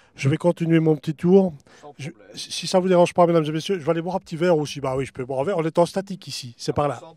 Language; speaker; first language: French; native; French